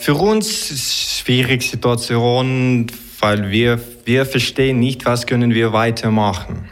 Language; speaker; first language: German; non-native, learner; Ukrainian